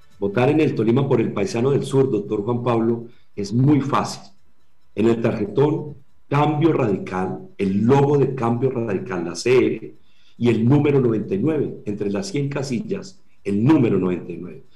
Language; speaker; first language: Spanish; native; Spanish